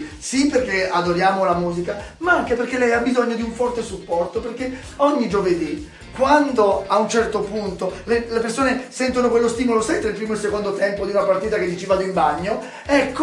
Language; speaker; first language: Italian; native; Italian